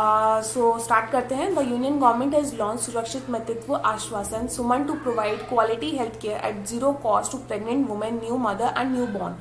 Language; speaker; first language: Hindi; native; Hindi